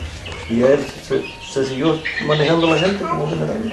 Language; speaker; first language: Spanish; native; Spanish